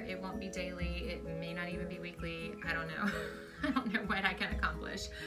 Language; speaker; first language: English; native; English